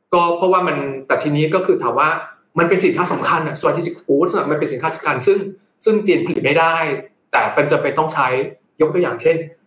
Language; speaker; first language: Thai; native; Thai